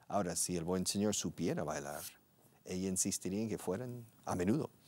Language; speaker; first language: Spanish; non-native, fluent; English